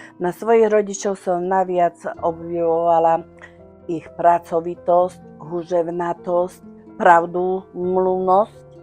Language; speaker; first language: Slovak; native; Slovak